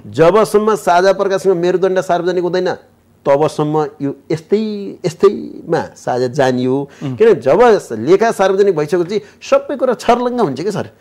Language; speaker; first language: Nepali; native; Nepali